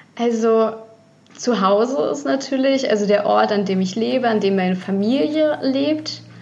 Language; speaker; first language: German; early bilingual, other home language; Russian